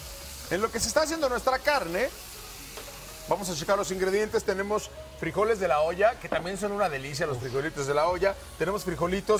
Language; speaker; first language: Spanish; native; Spanish